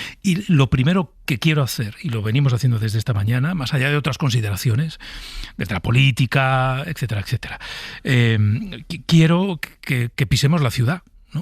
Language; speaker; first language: Spanish; native; Spanish